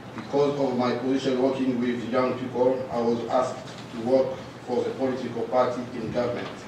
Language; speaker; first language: English; non-native, learner; Rundi